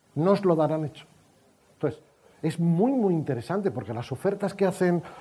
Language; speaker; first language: Spanish; native; Spanish